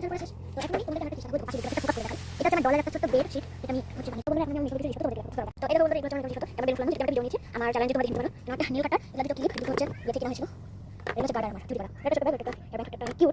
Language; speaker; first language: Bangla; native; Bangla